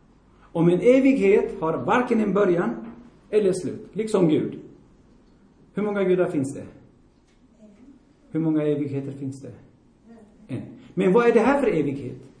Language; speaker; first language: Swedish; non-native, fluent; Armenian